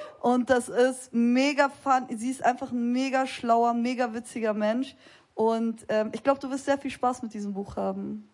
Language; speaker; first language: German; early bilingual, other home language; Turkish